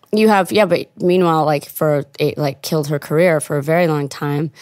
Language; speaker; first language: English; non-native, fluent; Italian